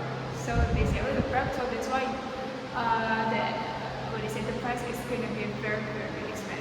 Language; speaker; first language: English; non-native, learner; Indonesian